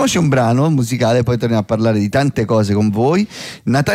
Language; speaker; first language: Italian; native; Italian